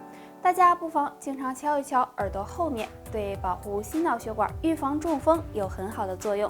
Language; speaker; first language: Chinese; native; Chinese